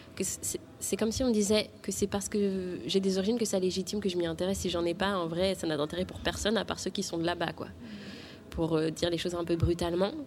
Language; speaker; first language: French; native; French